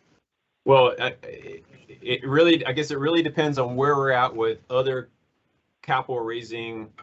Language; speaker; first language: English; native; English